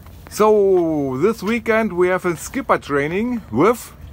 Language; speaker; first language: English; non-native, learner; German